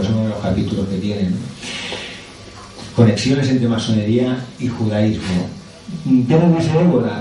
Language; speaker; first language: Spanish; native; Spanish